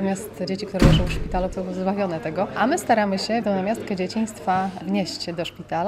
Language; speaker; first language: Polish; native; Polish